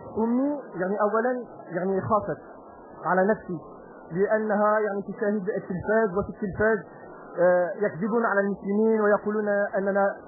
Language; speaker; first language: Arabic; non-native, learner; Italian